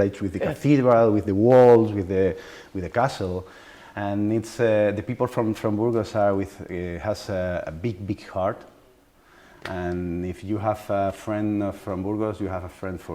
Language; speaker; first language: English; non-native, learner; Spanish